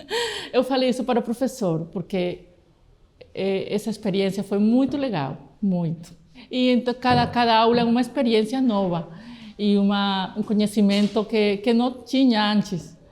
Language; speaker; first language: Portuguese; non-native, fluent; Spanish